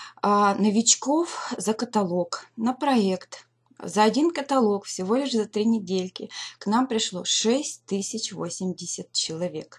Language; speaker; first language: Russian; native; Russian